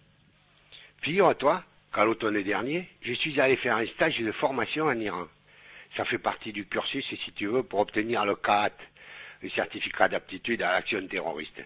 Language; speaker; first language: French; native; French